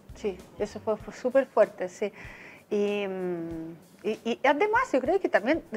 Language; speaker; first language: Spanish; non-native, fluent; Russian